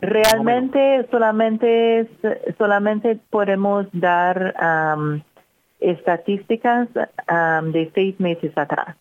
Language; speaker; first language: Spanish; non-native, fluent; English